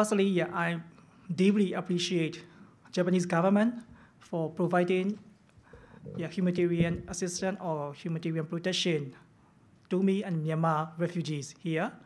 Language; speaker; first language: English; non-native, fluent; Burmese